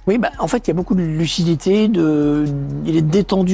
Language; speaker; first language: French; native; French